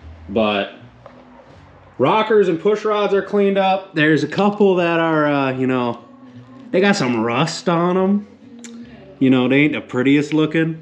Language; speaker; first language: English; native; English